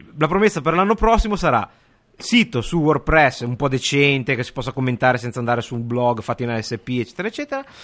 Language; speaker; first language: Italian; native; Italian